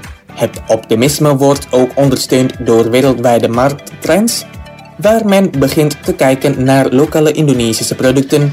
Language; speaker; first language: Dutch; non-native, fluent; Indonesian